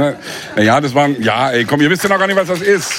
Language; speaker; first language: German; native; German